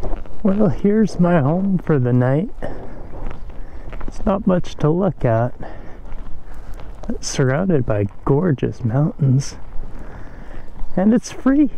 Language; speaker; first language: English; native; English